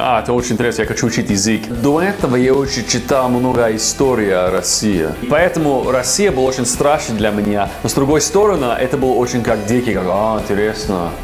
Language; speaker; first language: Russian; non-native, fluent; English